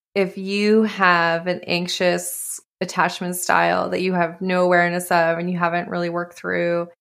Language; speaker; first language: English; native; English